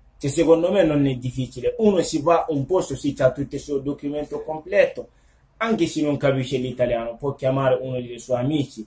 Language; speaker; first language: Italian; non-native, learner; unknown